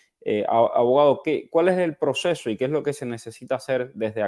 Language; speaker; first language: Spanish; native; Spanish